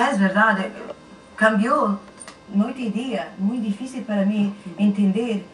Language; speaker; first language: Spanish; non-native, learner; Portuguese